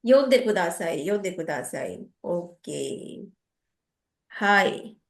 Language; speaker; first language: Japanese; non-native, fluent; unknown